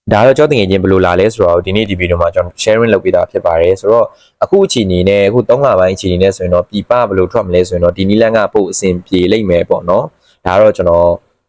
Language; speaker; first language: Burmese; native; Burmese